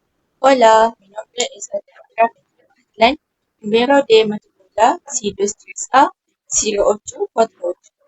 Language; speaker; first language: Spanish; non-native, learner; Malay